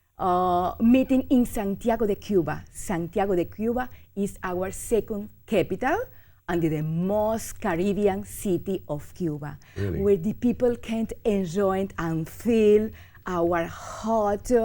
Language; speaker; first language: English; non-native, learner; Spanish